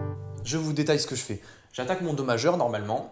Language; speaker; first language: French; native; French